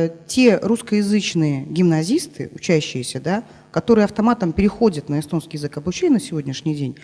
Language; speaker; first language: Russian; native; Russian